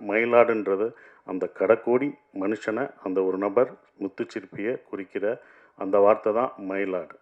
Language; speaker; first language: Tamil; native; Tamil